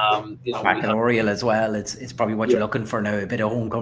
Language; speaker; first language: English; native; English